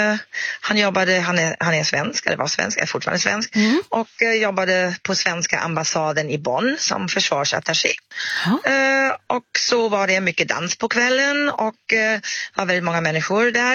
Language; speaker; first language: Swedish; non-native, fluent; German